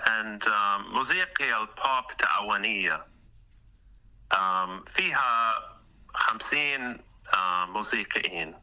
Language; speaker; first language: Arabic; non-native, learner; English